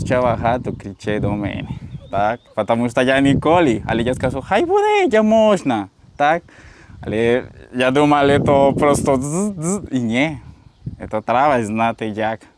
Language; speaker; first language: Ukrainian; non-native, learner; Spanish